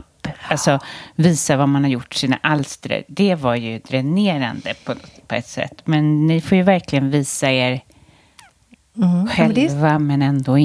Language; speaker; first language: Swedish; native; Swedish